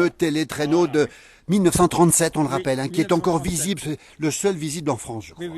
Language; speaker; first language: French; native; French